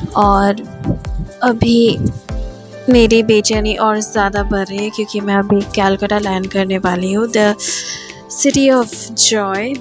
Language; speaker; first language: Hindi; non-native, local second language; Bangla